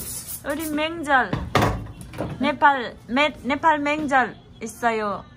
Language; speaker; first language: Korean; non-native, learner; Nepali